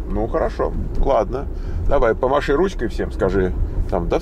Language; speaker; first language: Russian; native; Russian